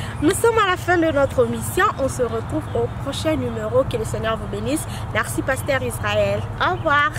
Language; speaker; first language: French; non-native, local second language; Lingala